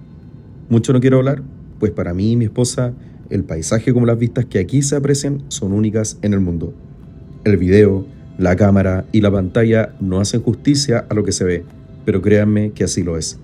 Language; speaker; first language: Spanish; native; Spanish